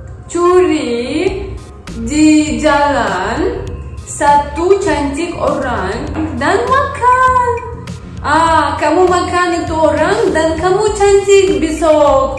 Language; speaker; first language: Indonesian; non-native, learner; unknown